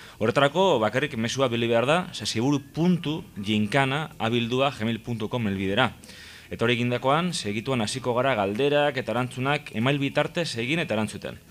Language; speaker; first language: Basque; native; Basque